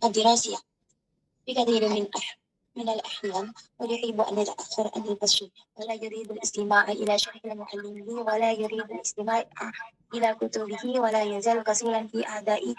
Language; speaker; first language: Arabic; non-native, learner; Indonesian